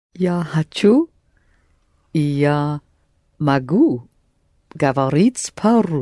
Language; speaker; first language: Russian; non-native, learner; English